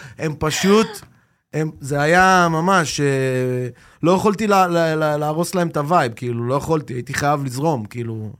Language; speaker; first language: Hebrew; native; Hebrew